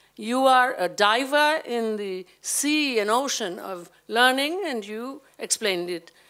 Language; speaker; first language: English; non-native, local second language; Bangla